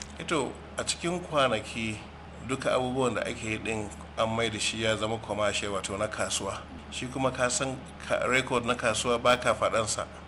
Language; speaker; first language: Hausa; native; Hausa